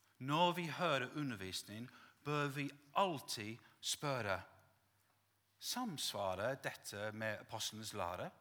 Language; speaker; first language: Norwegian; non-native, fluent; English